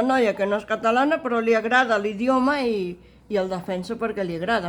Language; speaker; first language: Catalan; non-native, local second language; Spanish